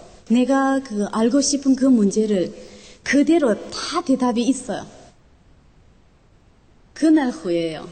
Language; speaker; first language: Korean; non-native, local second language; Chinese